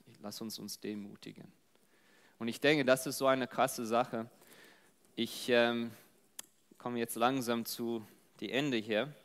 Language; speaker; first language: German; non-native, fluent; English